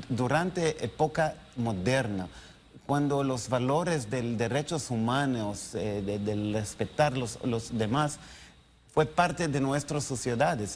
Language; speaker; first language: Spanish; non-native, learner; Hebrew